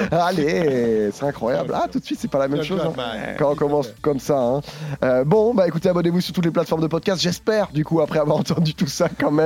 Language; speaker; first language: French; native; French